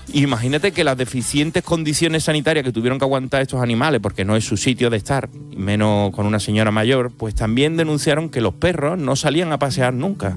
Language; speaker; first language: Spanish; native; Spanish